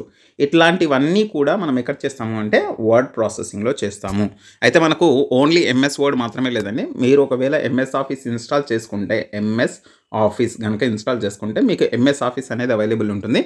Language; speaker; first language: Telugu; native; Telugu